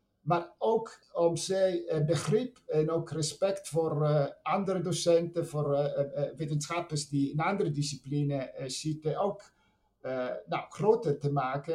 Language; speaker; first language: Dutch; non-native, fluent; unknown